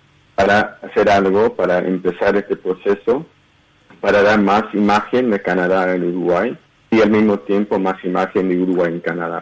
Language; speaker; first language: Spanish; early bilingual, heritage; Spanish